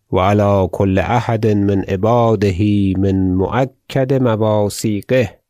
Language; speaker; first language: Arabic; non-native, fluent; Persian